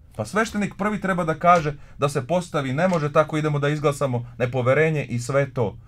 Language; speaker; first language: Croatian; non-native, local second language; Slovak